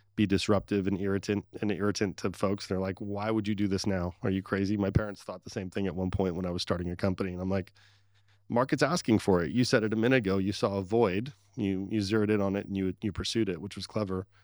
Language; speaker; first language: English; early bilingual, other home language; Arabic